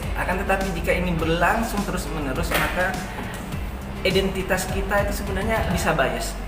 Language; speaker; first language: Indonesian; non-native, local second language; Madurese